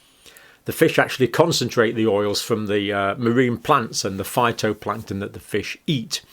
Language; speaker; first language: English; native; English